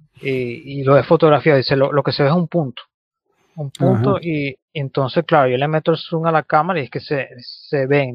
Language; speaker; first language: Spanish; native; Spanish